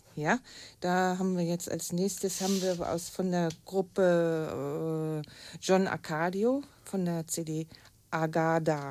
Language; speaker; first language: German; native; German